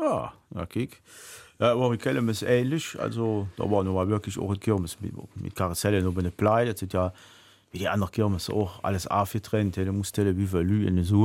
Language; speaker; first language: German; native; German